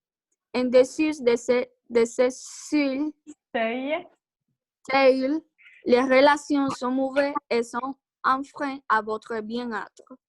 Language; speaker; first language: French; non-native, learner; Spanish